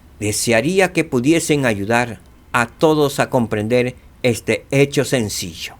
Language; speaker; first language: Spanish; native; Spanish